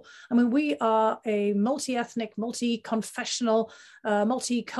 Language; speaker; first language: English; native; English